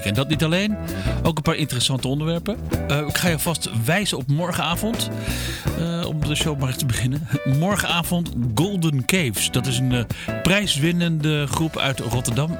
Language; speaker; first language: Dutch; native; Dutch